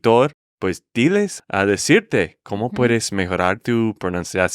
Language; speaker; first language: Spanish; non-native, fluent; English